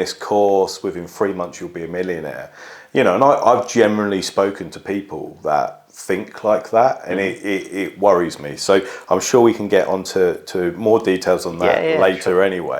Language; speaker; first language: English; native; English